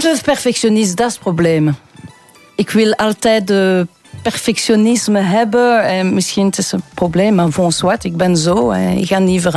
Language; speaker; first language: Dutch; non-native, local second language; French